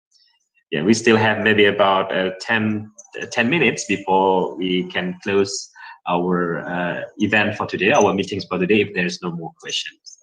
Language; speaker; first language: English; non-native, fluent; Indonesian